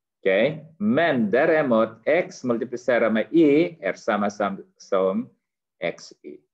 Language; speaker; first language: Swedish; non-native, fluent; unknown